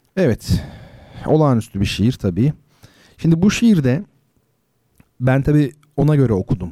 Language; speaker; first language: Turkish; native; Turkish